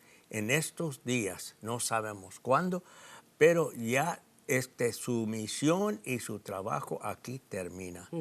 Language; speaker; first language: Spanish; non-native, fluent; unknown